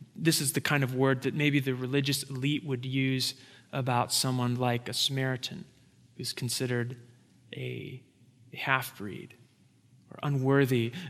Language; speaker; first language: English; native; English